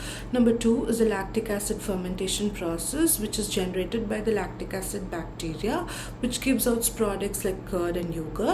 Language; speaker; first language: English; non-native, local second language; Tamil